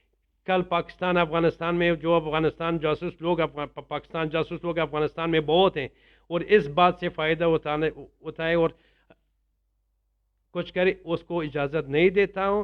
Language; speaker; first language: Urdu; non-native, learner; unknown